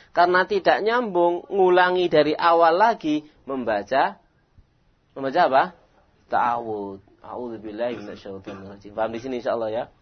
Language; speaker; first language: Indonesian; non-native, local second language; Javanese